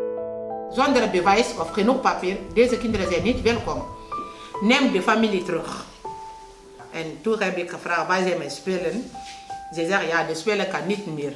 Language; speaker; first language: Dutch; non-native, learner; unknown